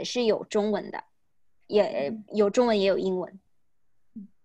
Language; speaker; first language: Chinese; native; Chinese